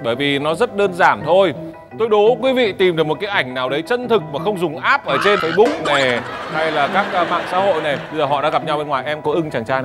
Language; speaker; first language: Vietnamese; native; Vietnamese